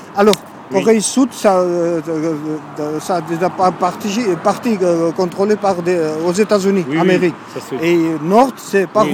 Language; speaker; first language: French; non-native, learner; Georgian